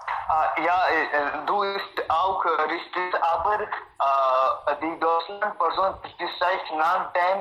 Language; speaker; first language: German; non-native, learner; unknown